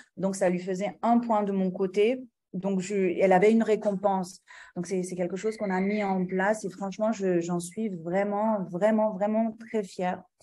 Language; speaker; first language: French; non-native, local second language; Arabic